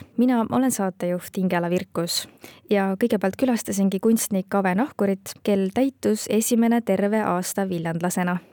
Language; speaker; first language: Estonian; native; Estonian